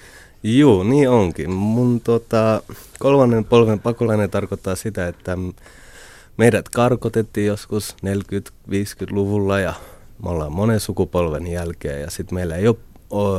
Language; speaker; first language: Finnish; early bilingual, other home language; Arabic